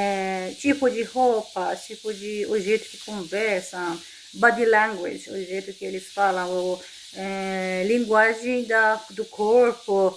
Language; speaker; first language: Portuguese; non-native, fluent; Persian